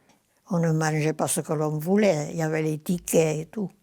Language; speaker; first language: French; non-native, local second language; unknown